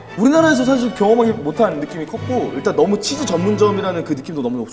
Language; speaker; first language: Korean; native; Korean